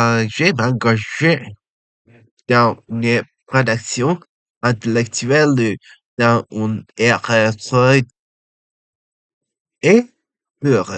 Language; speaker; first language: French; non-native, learner; Japanese